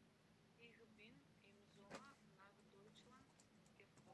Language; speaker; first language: German; non-native, learner; Macedonian